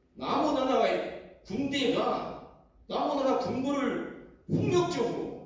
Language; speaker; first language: Korean; native; Korean